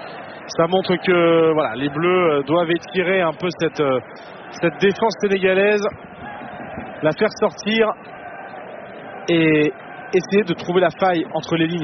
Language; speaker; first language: French; native; French